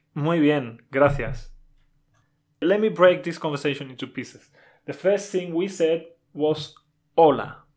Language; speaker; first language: English; non-native, fluent; Spanish